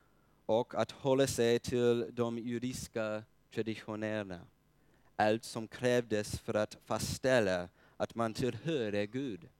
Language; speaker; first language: Swedish; non-native, fluent; English